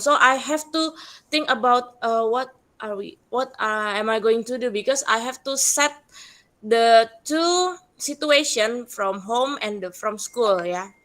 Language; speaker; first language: English; non-native, learner; Indonesian